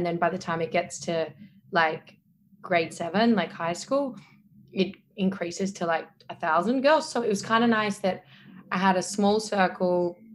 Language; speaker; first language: English; native; English